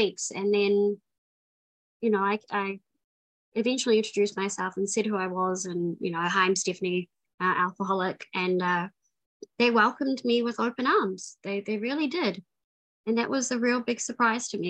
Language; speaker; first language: English; native; English